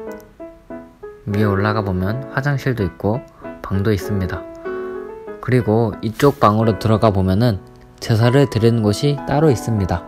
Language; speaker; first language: Korean; native; Korean